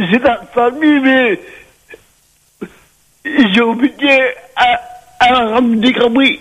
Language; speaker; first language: French; non-native, local second language; Réunion Creole French